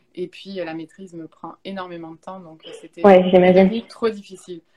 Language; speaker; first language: French; native; French